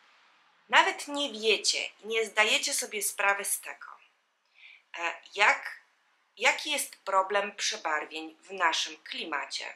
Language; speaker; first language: Polish; native; Polish